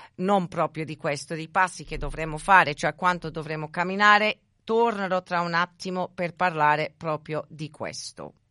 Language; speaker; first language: Italian; early bilingual, other home language; English